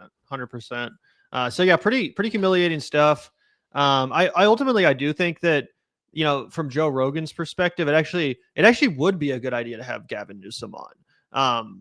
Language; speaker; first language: English; native; English